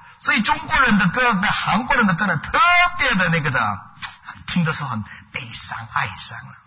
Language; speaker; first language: Chinese; non-native, fluent; Korean